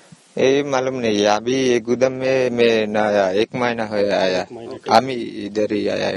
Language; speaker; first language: Hindi; non-native, learner; Bangla